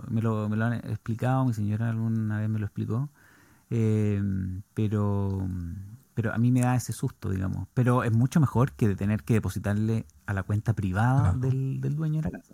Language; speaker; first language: Spanish; native; Spanish